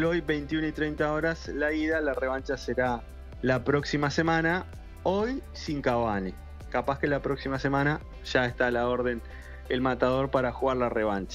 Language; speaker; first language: Spanish; native; Spanish